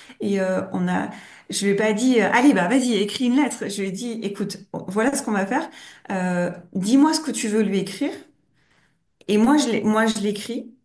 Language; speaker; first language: French; native; French